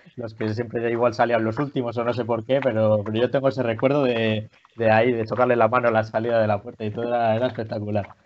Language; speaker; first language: Spanish; native; Spanish